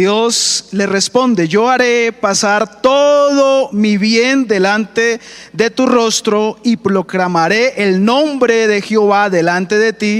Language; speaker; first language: Spanish; native; Spanish